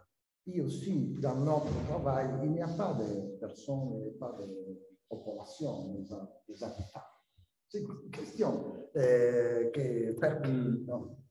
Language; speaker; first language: French; non-native, learner; Italian